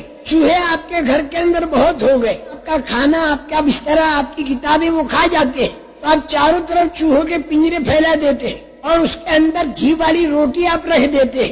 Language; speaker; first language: Urdu; native; Urdu